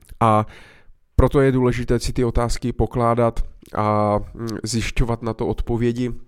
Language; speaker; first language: Czech; native; Czech